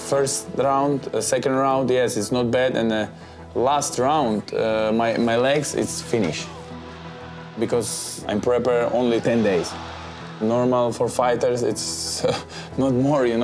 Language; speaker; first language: English; non-native, learner; Uzbek